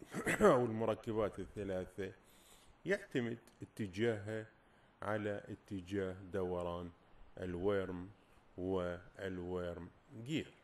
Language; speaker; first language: Arabic; native; Arabic